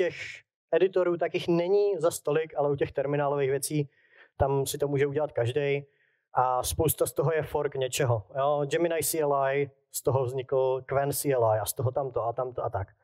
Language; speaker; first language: Czech; native; Czech